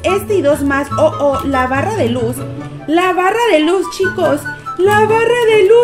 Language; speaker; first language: Spanish; native; Spanish